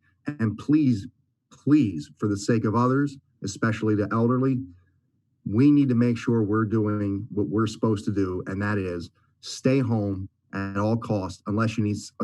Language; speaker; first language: English; native; English